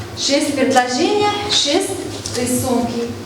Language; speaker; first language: Russian; non-native, fluent; Mongolian